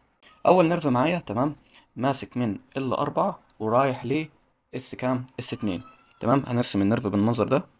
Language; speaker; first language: Arabic; native; Arabic